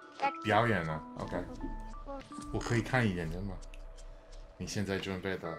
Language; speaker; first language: Chinese; non-native, fluent; English